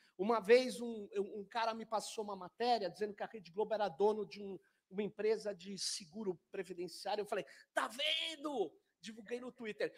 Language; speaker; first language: Portuguese; native; Portuguese